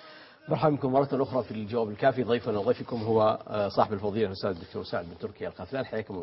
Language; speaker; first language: Arabic; native; Arabic